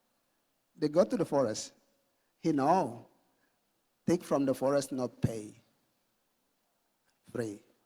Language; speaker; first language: English; non-native, learner; Indonesian